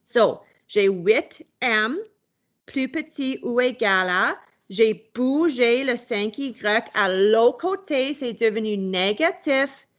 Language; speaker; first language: French; non-native, local second language; English